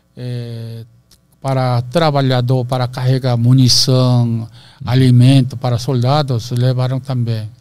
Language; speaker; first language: Portuguese; non-native, learner; Korean